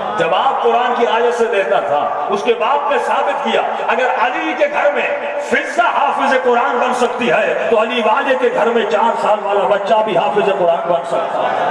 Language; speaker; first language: Urdu; non-native, local second language; Sindhi